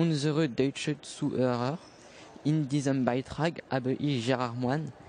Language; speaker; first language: German; non-native, learner; French